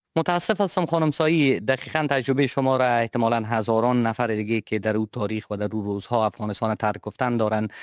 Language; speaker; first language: Persian; native; Persian